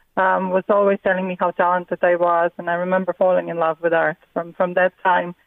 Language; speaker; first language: English; non-native, fluent; Russian